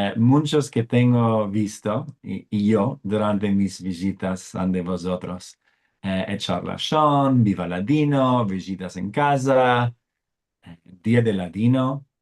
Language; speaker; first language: Spanish; non-native, fluent; English